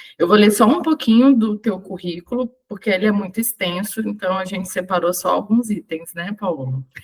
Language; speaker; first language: Portuguese; native; Portuguese